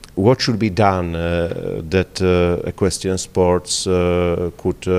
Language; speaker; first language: English; non-native, fluent; Czech